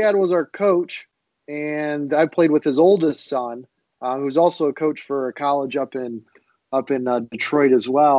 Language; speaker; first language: English; native; English